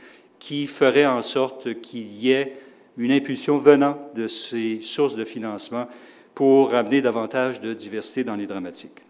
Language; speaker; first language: French; native; French